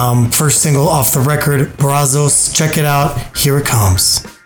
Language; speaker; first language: English; native; English